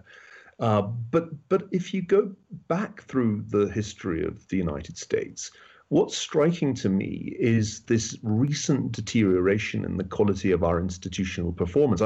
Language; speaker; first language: English; native; English